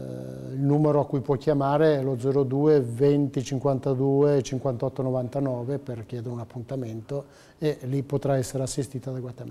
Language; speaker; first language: Italian; native; Italian